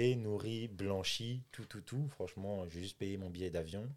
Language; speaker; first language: French; native; French